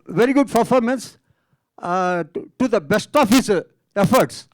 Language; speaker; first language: Telugu; native; Telugu